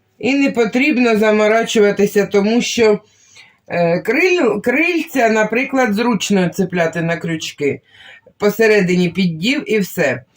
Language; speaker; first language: Ukrainian; non-native, local second language; Russian